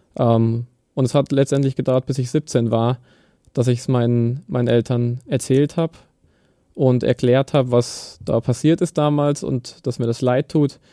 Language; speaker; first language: German; native; German